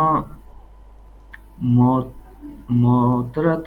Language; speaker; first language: Persian; non-native, learner; Urdu